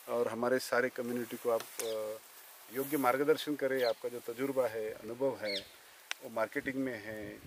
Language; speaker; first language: Hindi; non-native, local second language; Marathi